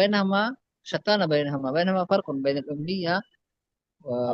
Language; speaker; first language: Arabic; non-native, fluent; Urdu